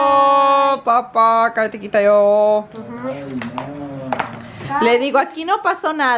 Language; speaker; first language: Spanish; native; Spanish